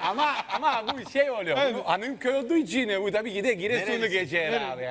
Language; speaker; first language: Turkish; non-native, fluent; Italian